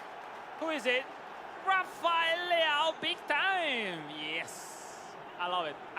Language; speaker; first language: English; non-native, fluent; Spanish